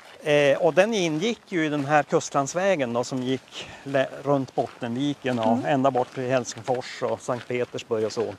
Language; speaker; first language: Swedish; native; Swedish